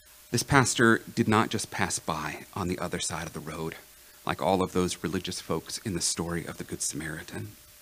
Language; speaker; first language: English; native; English